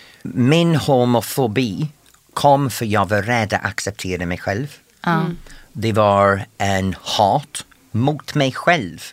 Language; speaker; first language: Swedish; non-native, fluent; English